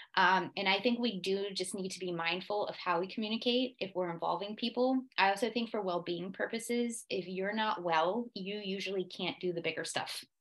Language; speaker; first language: English; native; English